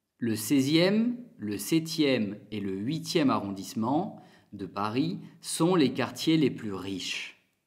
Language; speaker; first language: French; native; French